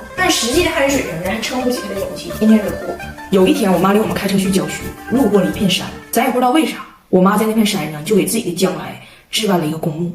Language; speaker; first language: Chinese; native; Chinese